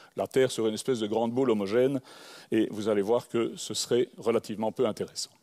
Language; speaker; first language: French; native; French